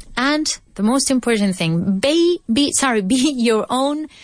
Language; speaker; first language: English; non-native, fluent; Spanish